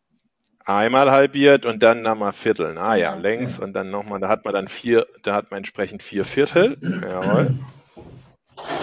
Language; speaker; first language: German; native; German